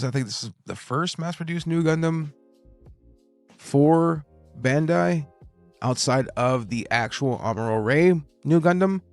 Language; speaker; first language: English; native; English